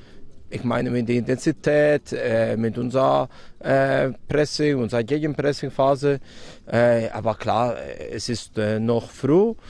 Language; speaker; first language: German; non-native, fluent; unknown